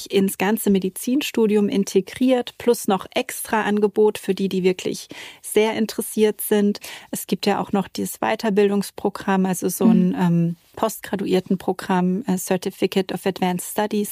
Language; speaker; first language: German; native; German